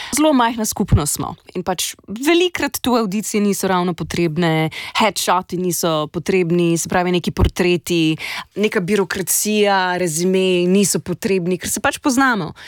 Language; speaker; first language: Slovenian; native; Slovenian